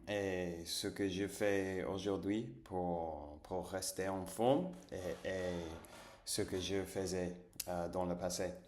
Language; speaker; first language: French; non-native, fluent; Spanish